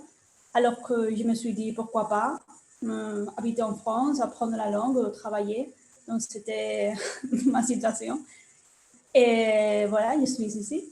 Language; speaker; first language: French; non-native, learner; Spanish